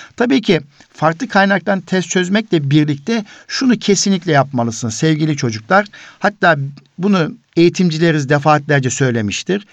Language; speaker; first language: Turkish; native; Turkish